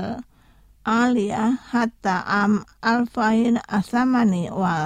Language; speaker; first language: Arabic; non-native, fluent; Indonesian